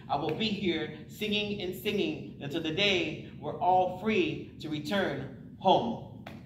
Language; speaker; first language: English; early bilingual, other home language; Spanish